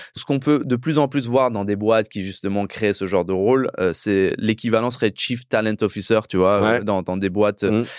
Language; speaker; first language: French; early bilingual, other home language; Persian